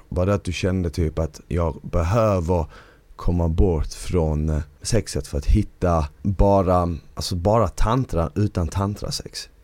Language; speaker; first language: Swedish; early bilingual, other home language; Bosnian